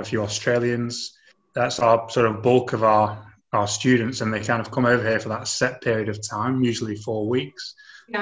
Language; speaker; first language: English; native; English